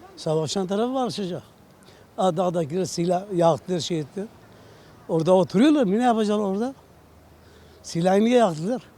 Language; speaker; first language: Turkish; non-native, local second language; Kurdish